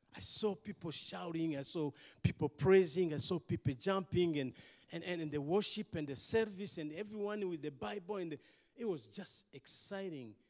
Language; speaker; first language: English; non-native, local second language; Kinyarwanda